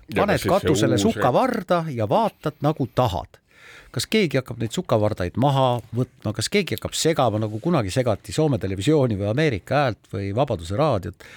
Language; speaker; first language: Estonian; native; Estonian